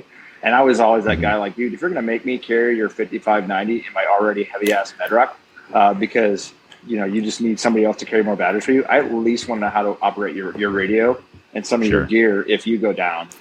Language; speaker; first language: English; native; English